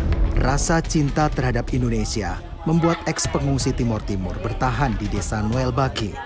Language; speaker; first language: Indonesian; native; Indonesian